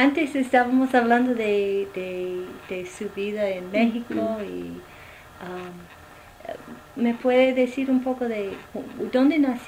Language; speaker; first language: Spanish; non-native, fluent; English